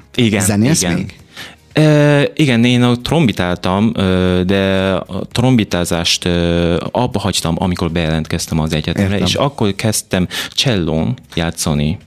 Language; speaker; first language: Hungarian; non-native, fluent; Japanese